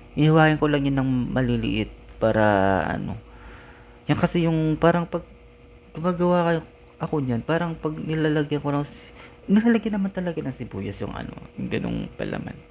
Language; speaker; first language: Filipino; non-native, local second language; Iloko